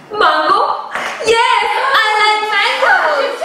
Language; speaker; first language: English; non-native, fluent; Korean